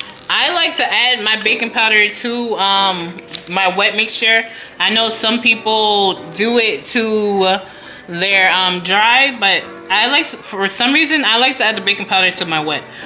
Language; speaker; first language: English; native; English